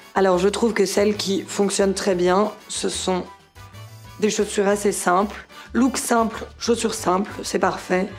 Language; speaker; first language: French; native; French